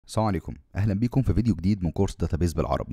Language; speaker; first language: Arabic; native; Arabic